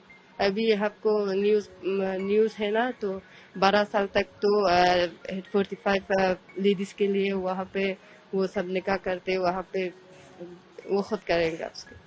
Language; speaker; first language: Hindi; early bilingual, other home language; Persian